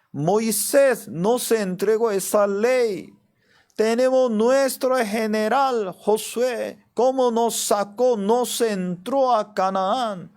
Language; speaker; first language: Spanish; non-native, fluent; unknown